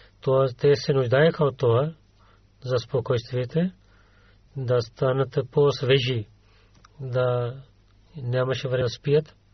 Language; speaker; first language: Bulgarian; non-native, learner; Urdu